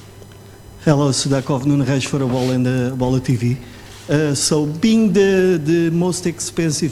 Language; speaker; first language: English; non-native, fluent; Portuguese